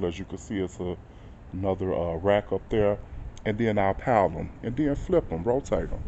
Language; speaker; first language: English; native; English